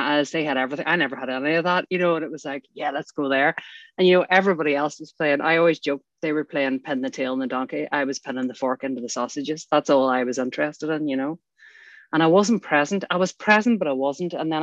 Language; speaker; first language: English; native; English